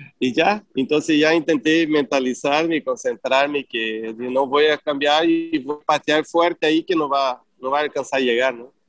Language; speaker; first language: Spanish; non-native, fluent; Portuguese